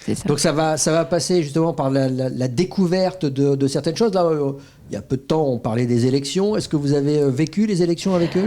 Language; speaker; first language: French; native; French